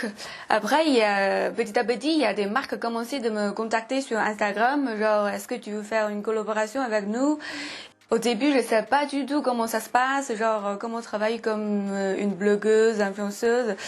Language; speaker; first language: French; non-native, fluent; Chinese